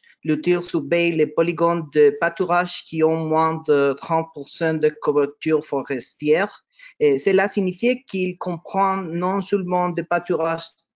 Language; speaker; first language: French; non-native, learner; Spanish